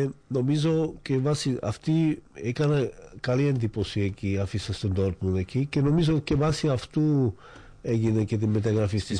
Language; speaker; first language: Greek; non-native, fluent; Slovak